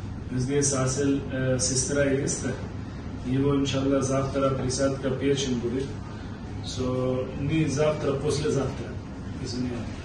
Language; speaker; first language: Russian; non-native, learner; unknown